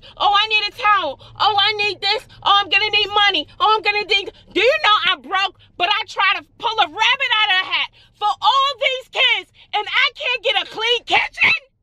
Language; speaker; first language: English; native; English